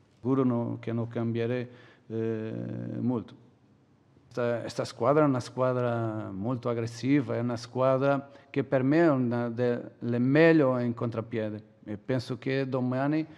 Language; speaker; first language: Italian; non-native, learner; Portuguese